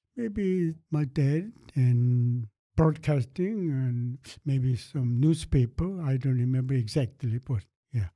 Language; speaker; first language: English; non-native, fluent; Korean